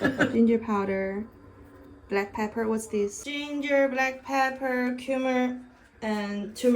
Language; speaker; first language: English; non-native, fluent; Chinese